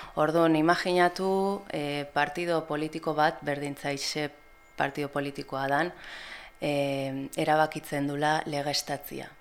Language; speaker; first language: Basque; non-native, local second language; Spanish